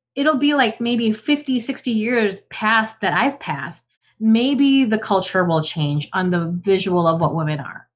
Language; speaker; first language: English; native; English